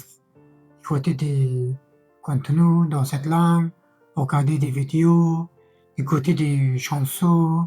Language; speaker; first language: French; non-native, fluent; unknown